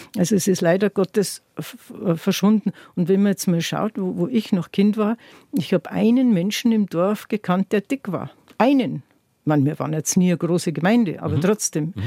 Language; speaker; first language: German; native; German